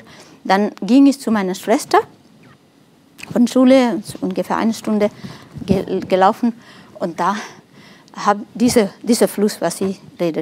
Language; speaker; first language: German; non-native, fluent; Nepali